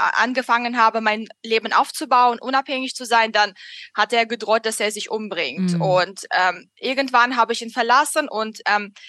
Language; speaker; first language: German; non-native, fluent; Russian